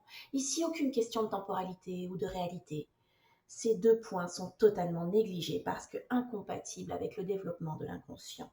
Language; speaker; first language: French; native; French